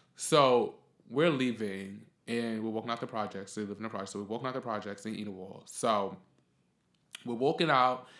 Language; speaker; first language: English; native; English